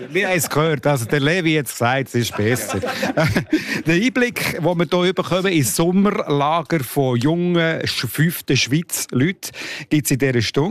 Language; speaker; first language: German; native; German